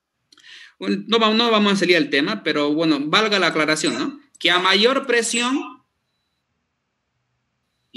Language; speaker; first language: Spanish; native; Spanish